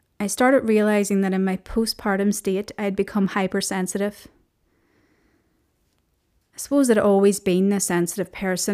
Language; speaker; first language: English; native; English